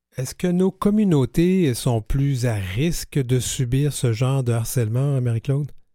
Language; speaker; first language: French; native; French